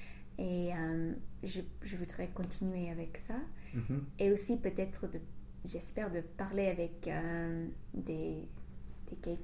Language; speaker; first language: French; non-native, fluent; English